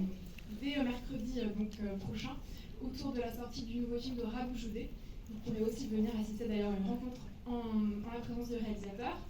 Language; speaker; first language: French; native; French